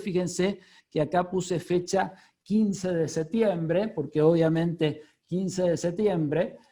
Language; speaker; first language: Spanish; native; Spanish